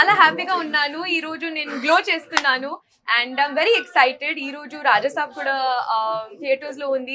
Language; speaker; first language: Telugu; non-native, learner; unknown